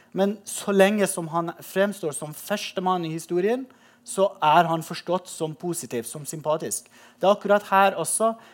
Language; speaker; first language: Norwegian; non-native, fluent; Persian